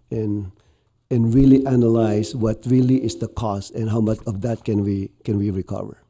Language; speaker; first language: English; non-native, local second language; Filipino